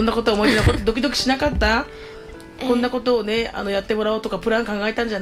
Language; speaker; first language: Japanese; native; Japanese